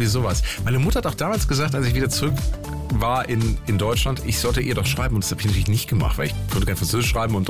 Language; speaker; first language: German; native; German